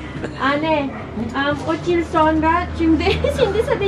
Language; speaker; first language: Turkish; non-native, learner; Filipino